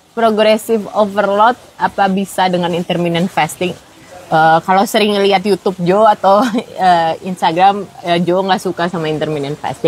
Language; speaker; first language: Indonesian; native; Indonesian